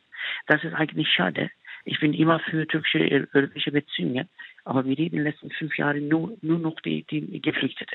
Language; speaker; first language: German; non-native, fluent; Turkish